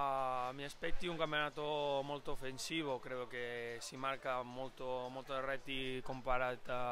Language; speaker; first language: Italian; non-native, learner; Spanish